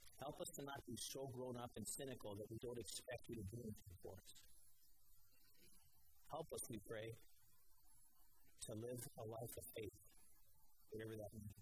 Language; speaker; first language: English; native; English